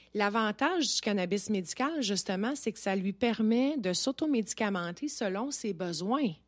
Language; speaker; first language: French; native; French